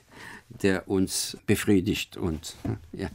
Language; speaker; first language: German; non-native, fluent; French